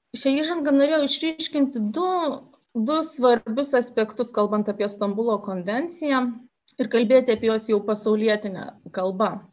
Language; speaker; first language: Lithuanian; native; Lithuanian